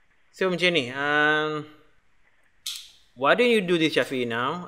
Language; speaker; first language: English; non-native, local second language; Malay